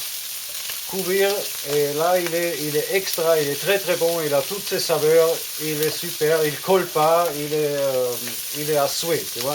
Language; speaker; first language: French; non-native, fluent; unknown